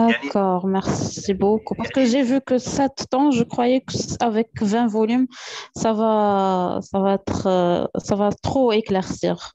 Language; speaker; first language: French; non-native, local second language; Arabic